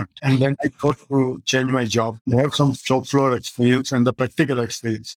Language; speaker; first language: English; non-native, local second language; Marwari